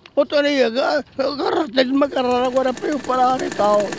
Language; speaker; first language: Portuguese; native; Portuguese